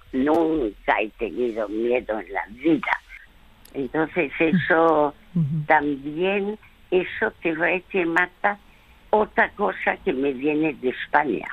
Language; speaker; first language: Spanish; early bilingual, other home language; French